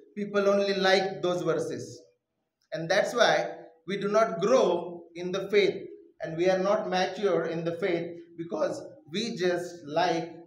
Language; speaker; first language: English; non-native, local second language; Marathi